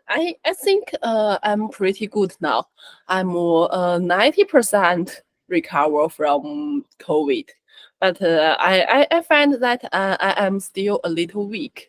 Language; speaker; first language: English; non-native, learner; Chinese